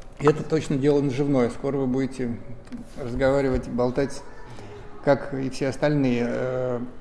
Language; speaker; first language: Russian; native; Russian